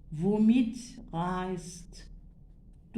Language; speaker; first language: German; non-native, fluent; Turkish